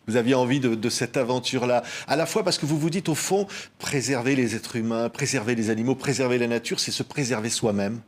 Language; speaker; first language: French; native; French